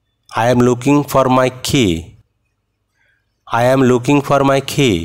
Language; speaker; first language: English; non-native, fluent; Bangla